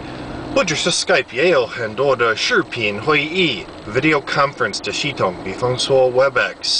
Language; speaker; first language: Chinese; non-native, fluent; English